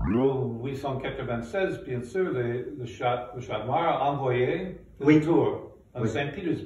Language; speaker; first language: French; non-native, fluent; English